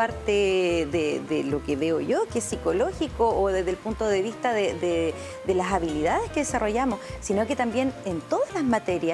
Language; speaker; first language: Spanish; native; Spanish